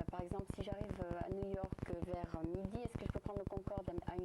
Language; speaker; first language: French; native; French